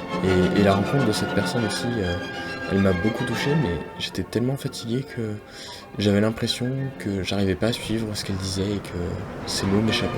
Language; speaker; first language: French; native; French